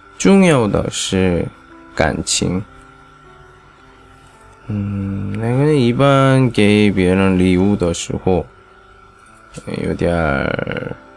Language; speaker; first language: Chinese; non-native, fluent; Korean